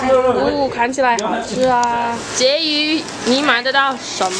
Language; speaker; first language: Chinese; non-native, learner; English